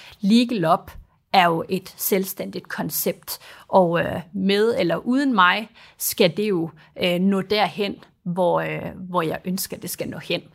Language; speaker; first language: Danish; native; Danish